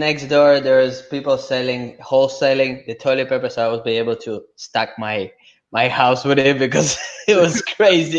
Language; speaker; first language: English; non-native, fluent; Russian